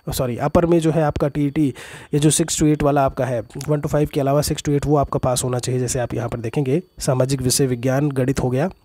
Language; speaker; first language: Hindi; native; Hindi